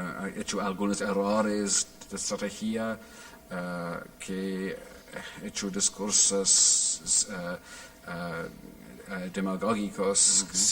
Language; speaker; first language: Spanish; non-native, fluent; English